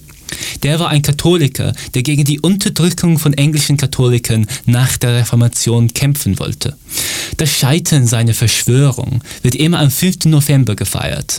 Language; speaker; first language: German; non-native, fluent; English